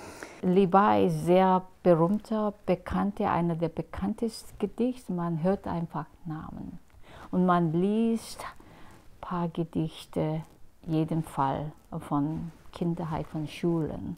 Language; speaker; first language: German; non-native, fluent; Korean